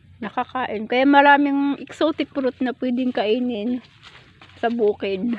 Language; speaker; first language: Filipino; non-native, local second language; Cebuano